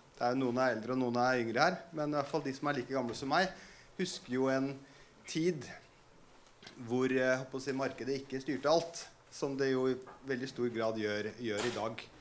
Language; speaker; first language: Norwegian; native; Norwegian